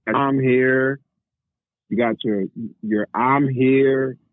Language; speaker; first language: English; native; English